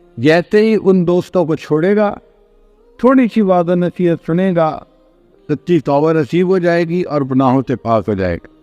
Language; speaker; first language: Urdu; non-native, local second language; Punjabi